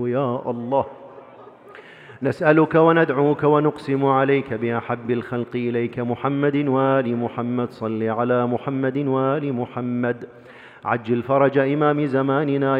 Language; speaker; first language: Arabic; native; Arabic